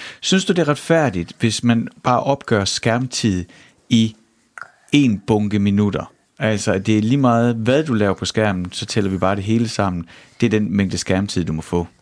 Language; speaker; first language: Danish; native; Danish